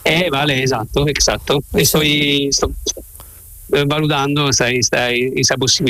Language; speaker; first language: Spanish; non-native, learner; Italian